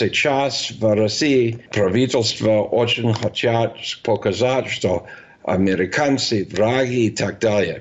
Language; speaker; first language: Russian; non-native, fluent; English